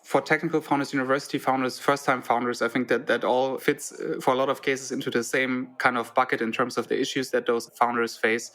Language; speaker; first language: English; non-native, fluent; German